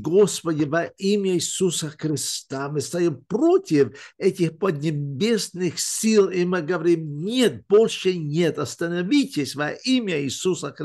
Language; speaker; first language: Russian; early bilingual, heritage; English